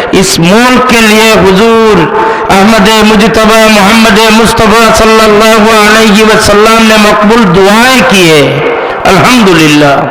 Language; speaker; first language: Urdu; non-native, local second language; Sylheti